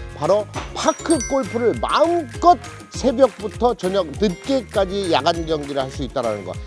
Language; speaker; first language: Korean; native; Korean